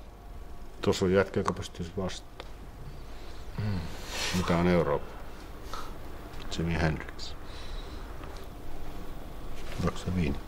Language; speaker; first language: Finnish; native; Finnish